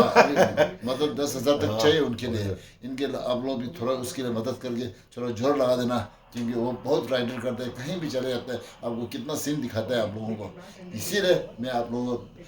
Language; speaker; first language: Hindi; non-native, local second language; Tibetan